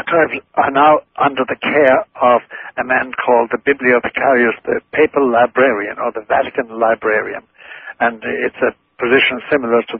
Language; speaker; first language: English; non-native, local second language; Irish